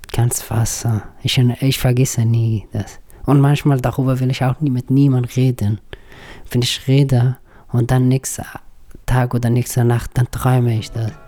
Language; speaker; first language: German; non-native, learner; Persian